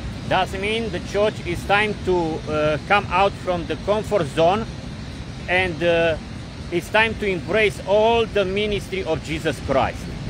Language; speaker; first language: English; non-native, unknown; Romanian